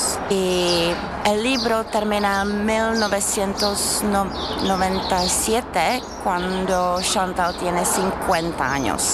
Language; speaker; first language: Spanish; non-native, fluent; Czech